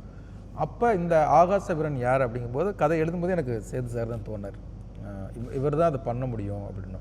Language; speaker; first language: Tamil; native; Tamil